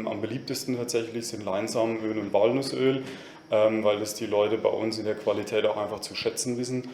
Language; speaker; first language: German; native; German